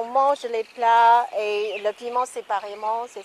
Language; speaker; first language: French; non-native, fluent; Chinese